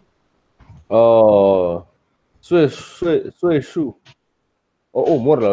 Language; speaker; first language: Chinese; non-native, learner; Indonesian